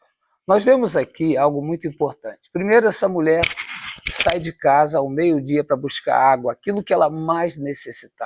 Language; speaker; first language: Portuguese; native; Portuguese